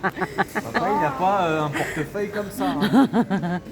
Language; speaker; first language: French; native; French